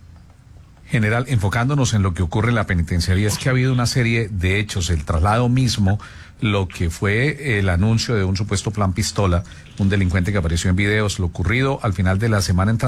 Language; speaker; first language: Spanish; native; Spanish